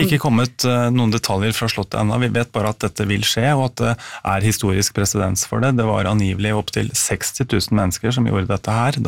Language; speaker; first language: Norwegian; native; Norwegian